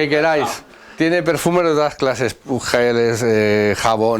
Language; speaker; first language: Spanish; native; Spanish